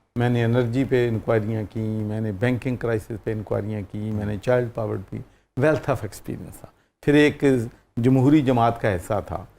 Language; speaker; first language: Urdu; non-native, local second language; Punjabi